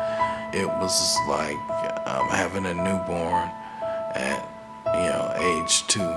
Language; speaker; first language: English; native; English